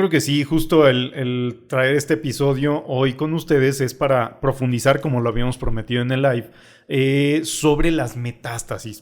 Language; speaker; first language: Spanish; native; Spanish